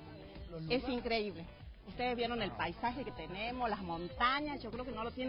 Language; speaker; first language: Spanish; native; Spanish